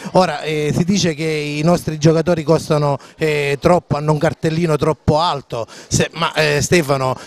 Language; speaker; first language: Italian; native; Italian